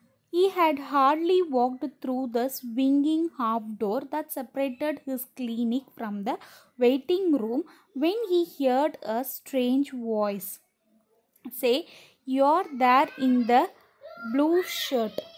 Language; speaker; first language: English; non-native, local second language; Tamil